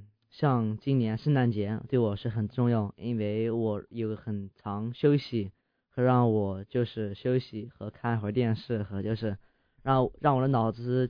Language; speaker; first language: Chinese; early bilingual, heritage; English